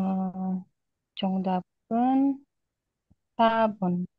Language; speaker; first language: Korean; non-native, learner; Indonesian